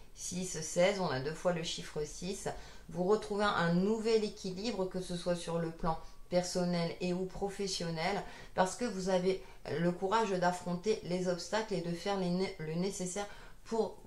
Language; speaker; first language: French; native; French